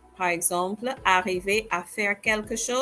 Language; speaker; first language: French; non-native, fluent; English